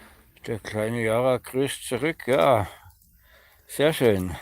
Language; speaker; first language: German; native; German